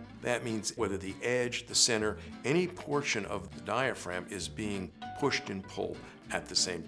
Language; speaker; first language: English; native; English